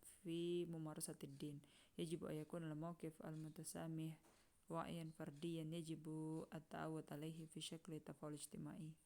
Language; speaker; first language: Arabic; non-native, fluent; Indonesian